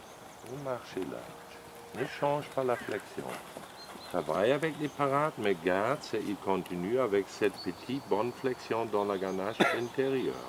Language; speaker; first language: French; non-native, learner; German